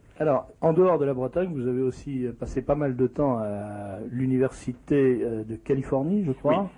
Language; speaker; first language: French; native; French